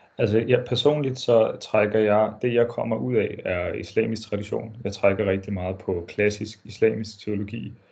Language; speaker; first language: Danish; early bilingual, other home language; Arabic